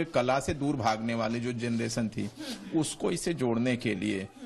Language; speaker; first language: Hindi; native; Hindi